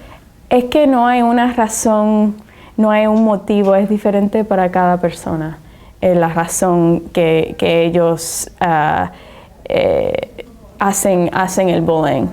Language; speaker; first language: Spanish; early bilingual, heritage; Spanish